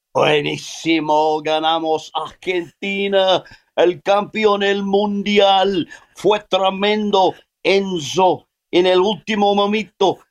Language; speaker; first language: Spanish; non-native, learner; English